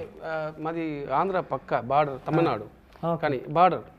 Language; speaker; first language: Telugu; non-native, learner; Tamil